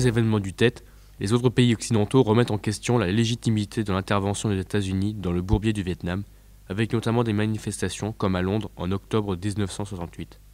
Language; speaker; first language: French; native; French